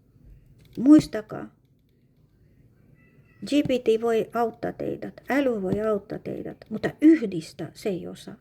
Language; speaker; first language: Finnish; non-native, fluent; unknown